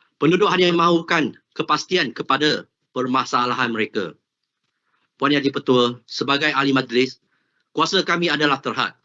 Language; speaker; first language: Malay; non-native, local second language; Cantonese